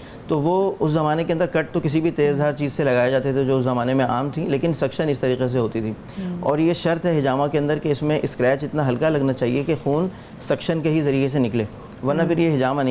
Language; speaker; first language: Urdu; native; Urdu